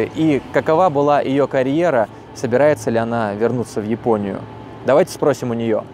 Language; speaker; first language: Russian; native; Russian